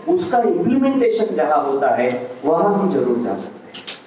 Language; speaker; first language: Hindi; non-native, local second language; Marathi